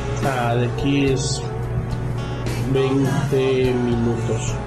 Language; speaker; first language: Spanish; native; Spanish